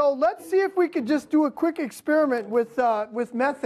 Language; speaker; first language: English; native; English